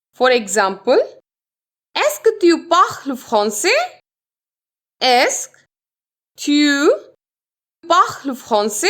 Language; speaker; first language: French; non-native, fluent; Hindi